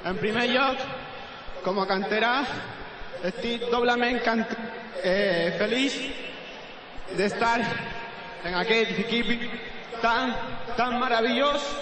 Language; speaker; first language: Catalan; non-native, local second language; Spanish